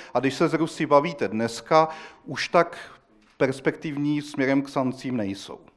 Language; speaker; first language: Czech; native; Czech